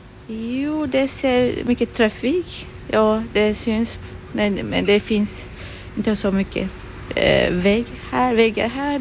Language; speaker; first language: Swedish; non-native, learner; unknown